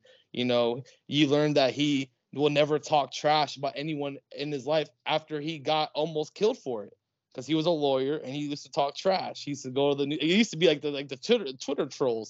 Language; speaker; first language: English; native; English